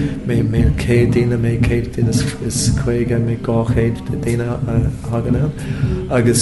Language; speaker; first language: Irish; non-native, local second language; English